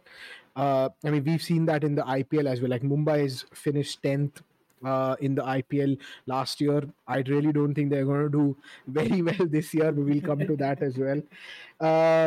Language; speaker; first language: English; non-native, local second language; Hindi